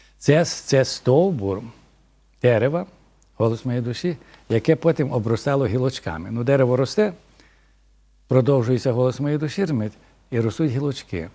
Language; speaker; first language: Ukrainian; native; Ukrainian